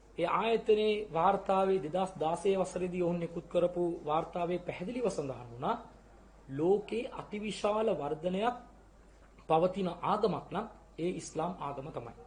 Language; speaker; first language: Sinhala; non-native, local second language; Tamil